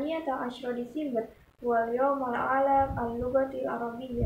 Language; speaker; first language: Arabic; non-native, learner; Indonesian